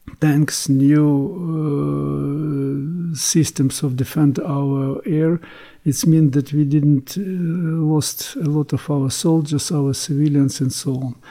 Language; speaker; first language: English; non-native, learner; Ukrainian